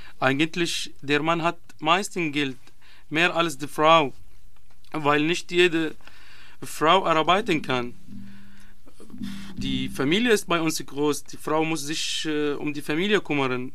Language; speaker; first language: German; non-native, learner; Arabic